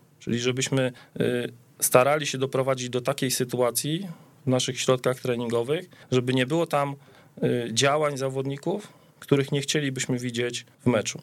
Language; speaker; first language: Polish; native; Polish